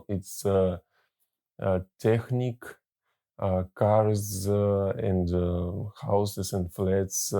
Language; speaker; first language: English; non-native, learner; Russian